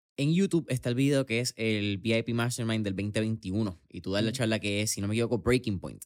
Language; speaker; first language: Spanish; native; Spanish